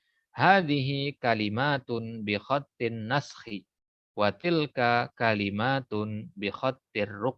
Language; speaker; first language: Arabic; non-native, fluent; Indonesian